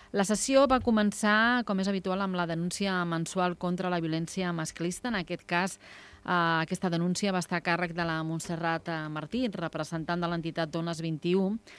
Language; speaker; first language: Catalan; native; Catalan